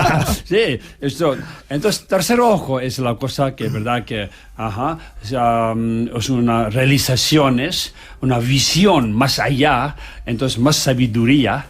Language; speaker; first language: Spanish; non-native, learner; Tibetan